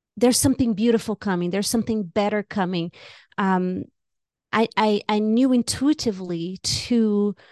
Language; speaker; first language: English; non-native, fluent; Portuguese